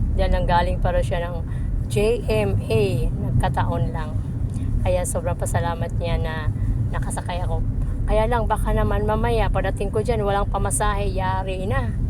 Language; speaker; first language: Filipino; non-native, local second language; Cebuano